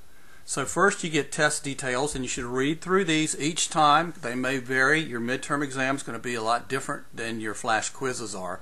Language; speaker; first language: English; native; English